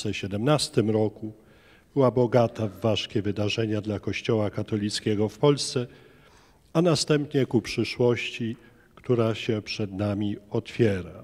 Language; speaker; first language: Polish; native; Polish